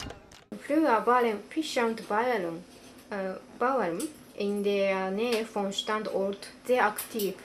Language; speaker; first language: German; non-native, learner; Japanese